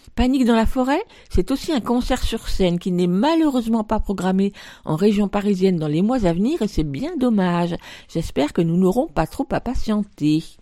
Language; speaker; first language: French; native; French